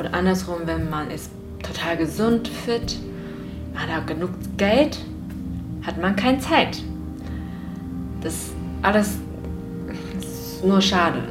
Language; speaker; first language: German; non-native, fluent; Chinese